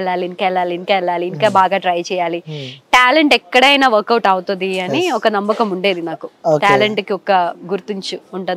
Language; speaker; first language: Telugu; non-native, fluent; Malayalam